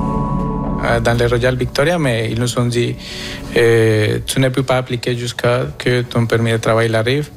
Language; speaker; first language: French; non-native, fluent; Spanish